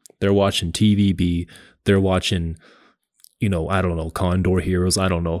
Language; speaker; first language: English; early bilingual, other home language; Cantonese